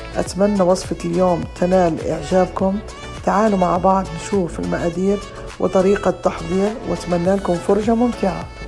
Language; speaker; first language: Arabic; native; Arabic